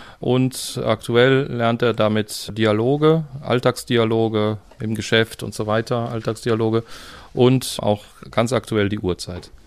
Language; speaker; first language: German; native; German